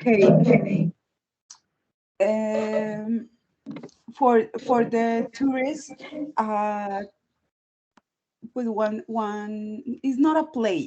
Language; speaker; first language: English; non-native, learner; Spanish